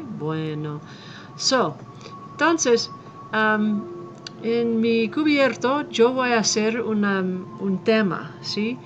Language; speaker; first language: Spanish; non-native, fluent; English